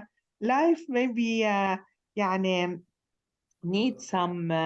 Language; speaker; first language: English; non-native, learner; Arabic